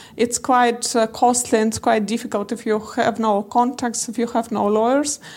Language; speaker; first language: English; non-native, learner; Russian